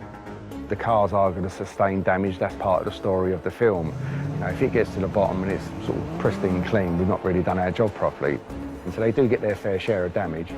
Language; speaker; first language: English; native; English